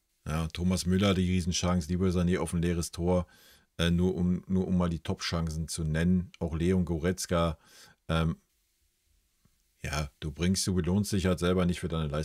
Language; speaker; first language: German; native; German